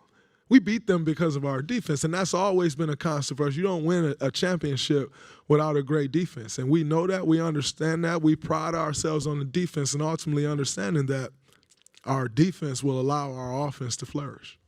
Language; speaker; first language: English; native; English